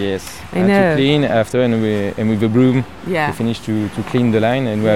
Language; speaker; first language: English; non-native, learner; French